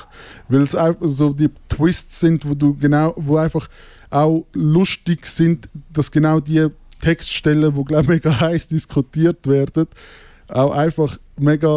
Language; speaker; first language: German; native; German